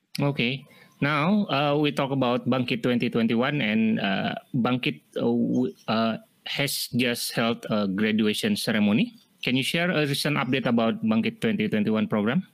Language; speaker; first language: English; non-native, fluent; Indonesian